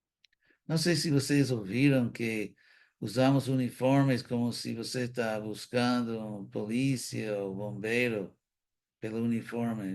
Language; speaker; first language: Portuguese; non-native, fluent; English